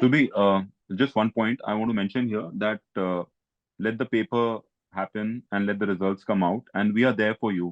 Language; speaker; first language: English; non-native, local second language; Hindi